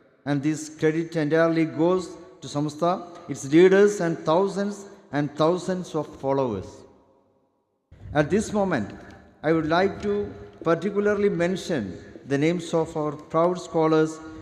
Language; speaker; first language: English; non-native, local second language; Malayalam